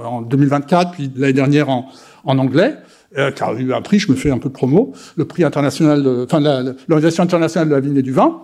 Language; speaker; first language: French; native; French